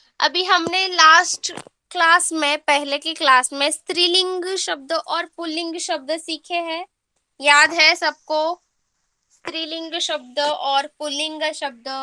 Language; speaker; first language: Hindi; non-native, local second language; Marathi